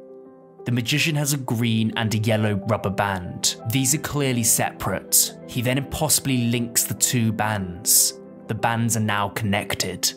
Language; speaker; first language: English; native; English